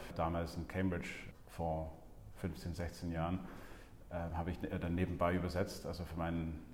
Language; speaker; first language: German; non-native, fluent; English